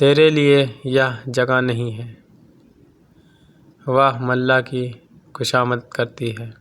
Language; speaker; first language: Hindi; native; Hindi